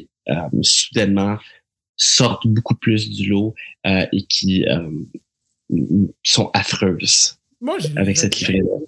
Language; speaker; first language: French; native; French